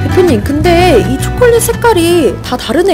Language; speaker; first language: Korean; native; Korean